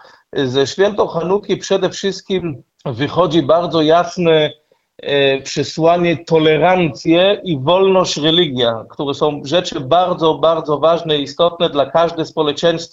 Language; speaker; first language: Polish; non-native, learner; Hebrew